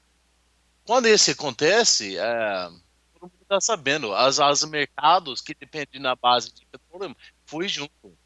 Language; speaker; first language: Portuguese; non-native, learner; English